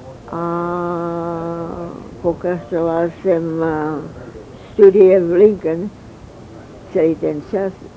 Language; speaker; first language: Czech; early bilingual, heritage; Czech